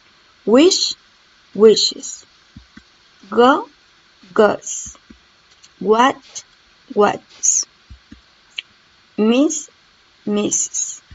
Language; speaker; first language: English; non-native, learner; Spanish